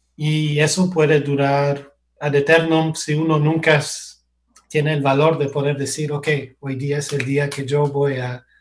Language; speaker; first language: Spanish; non-native, fluent; English